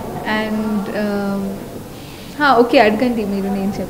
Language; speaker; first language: Telugu; non-native, fluent; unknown